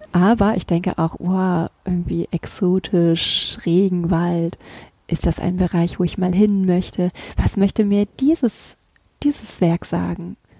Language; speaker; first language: German; native; German